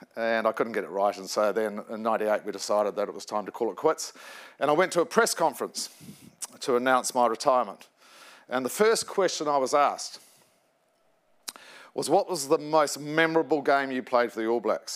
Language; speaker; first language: English; native; English